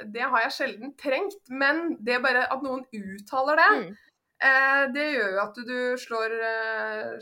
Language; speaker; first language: Norwegian; native; Norwegian